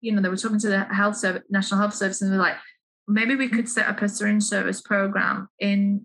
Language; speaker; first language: English; native; English